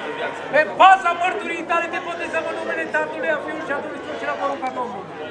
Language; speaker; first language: Romanian; native; Romanian